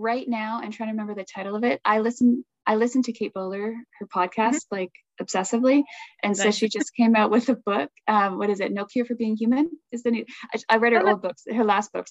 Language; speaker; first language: English; native; English